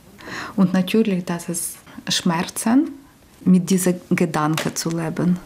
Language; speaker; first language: German; non-native, local second language; Ukrainian